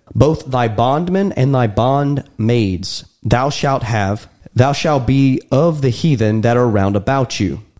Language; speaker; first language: English; native; English